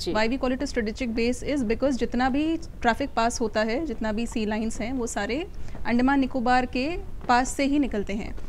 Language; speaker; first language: Hindi; native; Hindi